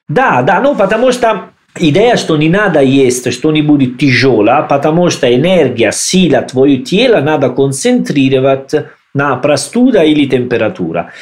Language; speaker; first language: Russian; non-native, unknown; Italian